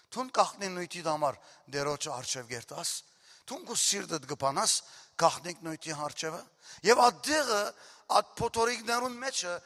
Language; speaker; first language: Armenian; early bilingual, heritage; Armenian